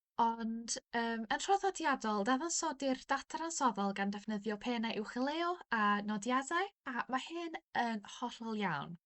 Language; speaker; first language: Welsh; non-native, local second language; English